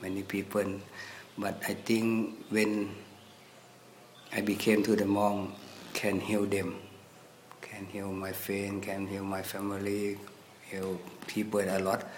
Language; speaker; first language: English; non-native, learner; Thai